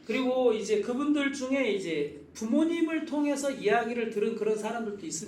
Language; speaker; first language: Korean; native; Korean